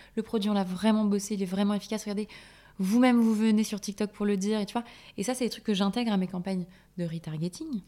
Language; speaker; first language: French; native; French